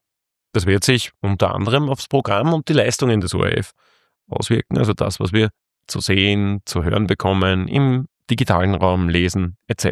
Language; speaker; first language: German; native; German